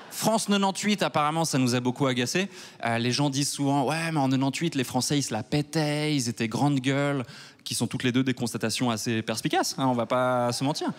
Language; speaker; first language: French; native; French